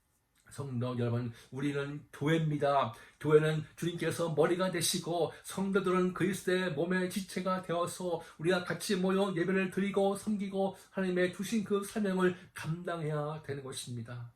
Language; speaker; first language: Korean; native; Korean